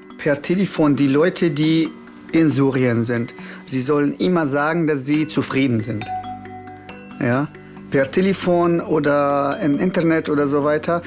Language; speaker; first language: German; non-native, learner; Arabic